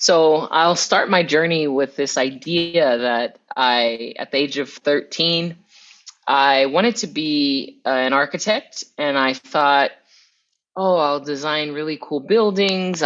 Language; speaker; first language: English; native; English